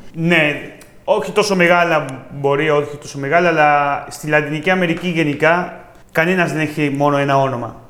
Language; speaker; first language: Greek; non-native, fluent; Spanish